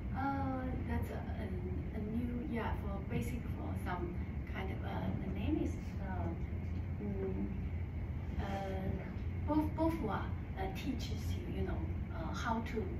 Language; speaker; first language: English; non-native, learner; Chinese